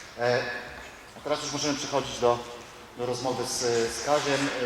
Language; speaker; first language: Polish; native; Polish